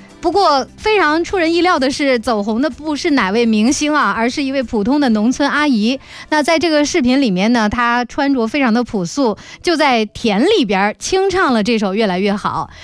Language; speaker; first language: Chinese; native; Chinese